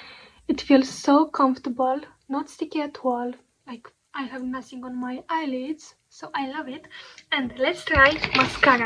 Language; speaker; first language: English; non-native, fluent; Romanian